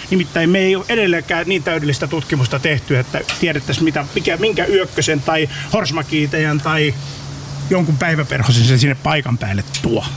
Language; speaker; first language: Finnish; native; Finnish